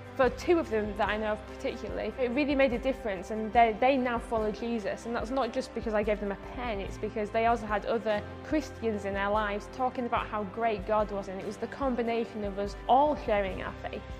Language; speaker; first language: English; native; English